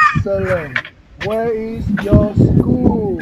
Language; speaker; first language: English; non-native, fluent; Vietnamese